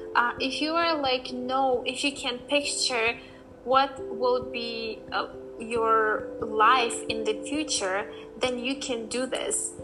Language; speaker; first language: English; non-native, fluent; Uzbek